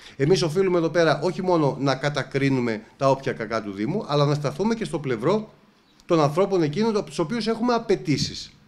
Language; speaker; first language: Greek; native; Greek